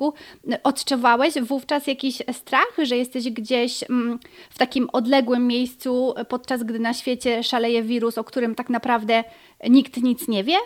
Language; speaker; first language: Polish; native; Polish